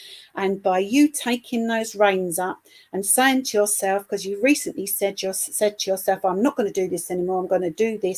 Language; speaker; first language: English; native; English